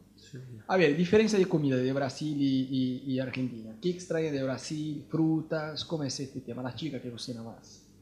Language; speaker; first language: Spanish; non-native, fluent; Portuguese